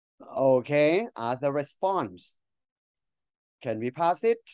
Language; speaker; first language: English; non-native, fluent; Thai